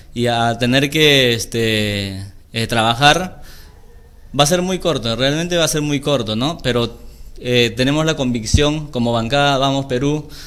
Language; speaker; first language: Spanish; native; Spanish